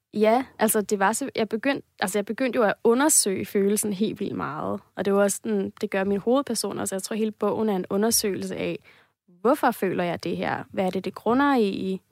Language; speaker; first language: Danish; native; Danish